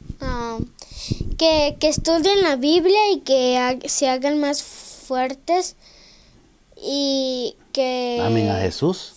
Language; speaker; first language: Spanish; early bilingual, heritage; Spanish